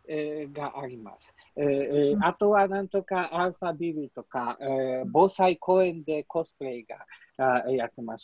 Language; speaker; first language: Japanese; non-native, learner; Polish